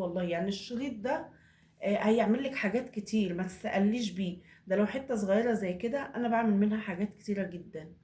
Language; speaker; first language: Arabic; native; Arabic